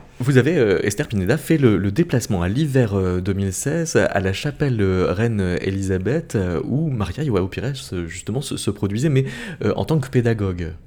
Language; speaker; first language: French; native; French